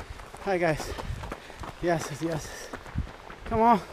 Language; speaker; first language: English; non-native, learner; Greek